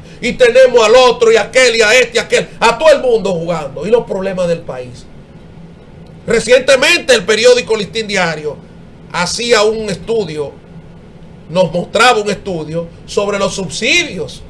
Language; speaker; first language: Spanish; native; Spanish